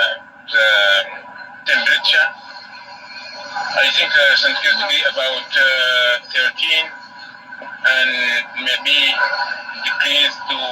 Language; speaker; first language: English; non-native, learner; Arabic